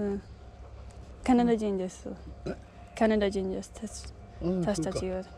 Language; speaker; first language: Japanese; non-native, learner; English